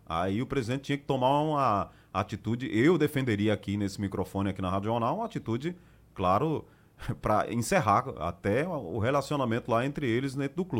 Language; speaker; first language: Portuguese; native; Portuguese